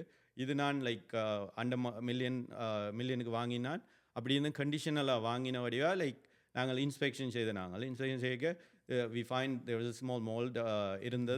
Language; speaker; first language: Tamil; early bilingual, other home language; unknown